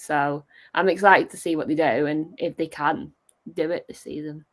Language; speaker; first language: English; native; English